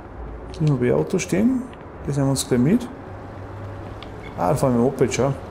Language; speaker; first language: German; native; German